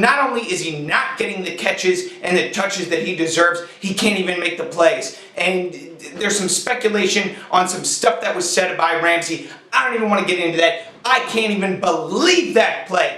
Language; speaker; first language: English; native; English